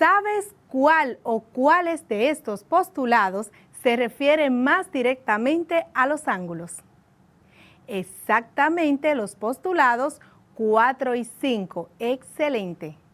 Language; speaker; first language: Spanish; native; Spanish